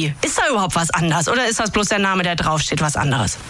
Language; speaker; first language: German; native; German